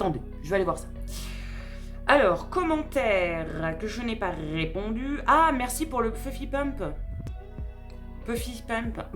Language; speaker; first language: French; native; French